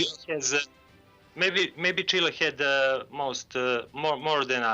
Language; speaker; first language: English; non-native, learner; Serbian